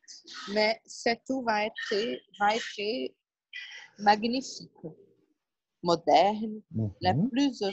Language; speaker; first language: French; non-native, learner; Portuguese